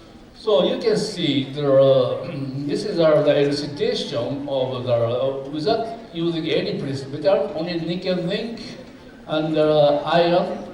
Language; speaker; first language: English; non-native, fluent; Japanese